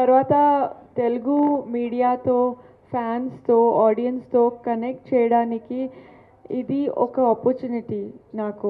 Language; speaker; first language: Telugu; non-native, local second language; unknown